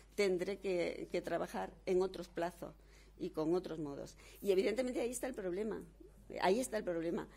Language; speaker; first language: Spanish; native; Spanish